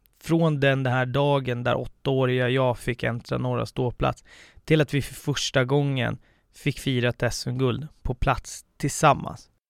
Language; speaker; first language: Swedish; native; Swedish